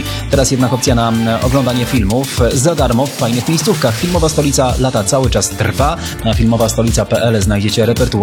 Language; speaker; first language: Polish; native; Polish